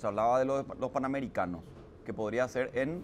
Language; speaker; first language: Spanish; native; Spanish